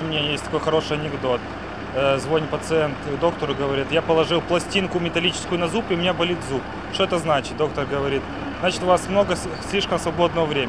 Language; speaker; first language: Russian; native; Russian